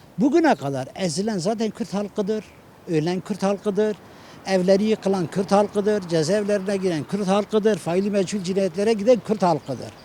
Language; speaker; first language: Turkish; non-native, local second language; Kurdish